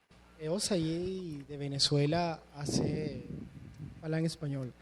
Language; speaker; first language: Portuguese; non-native, learner; Spanish